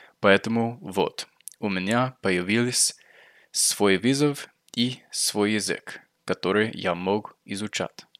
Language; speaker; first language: Russian; non-native, fluent; English